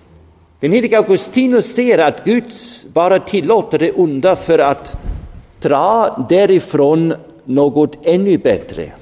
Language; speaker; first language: Swedish; non-native, fluent; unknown